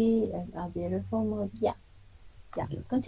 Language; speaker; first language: English; non-native, fluent; Spanish